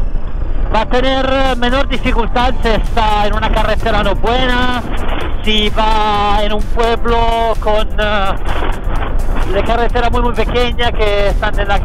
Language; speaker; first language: Spanish; non-native, learner; Italian